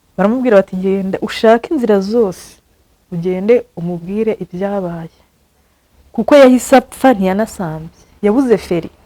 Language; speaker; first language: Kinyarwanda; early bilingual, heritage; Kinyarwanda